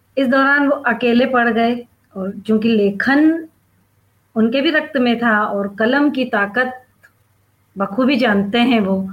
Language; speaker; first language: Hindi; non-native, local second language; Sindhi